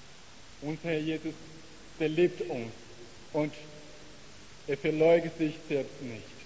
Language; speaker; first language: German; non-native, learner; Chinese